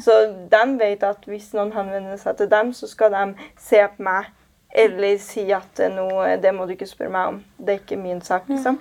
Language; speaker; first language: Norwegian; native; Norwegian